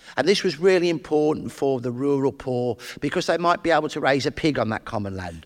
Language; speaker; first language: English; native; English